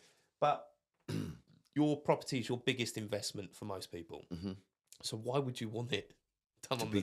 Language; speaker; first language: English; native; English